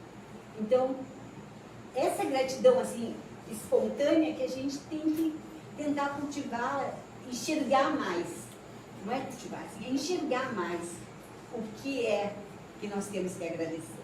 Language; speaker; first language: Portuguese; native; Portuguese